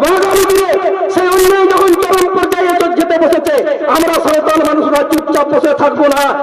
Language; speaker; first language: Bangla; non-native, local second language; Santali